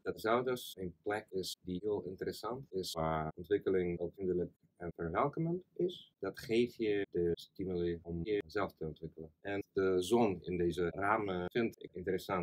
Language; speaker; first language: Dutch; non-native, fluent; Russian